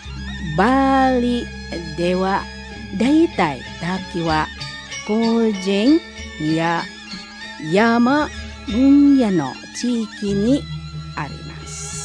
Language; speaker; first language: Japanese; non-native, learner; Indonesian